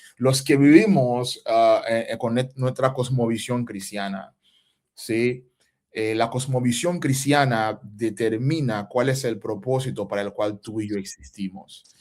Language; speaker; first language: Spanish; non-native, fluent; Haitian Creole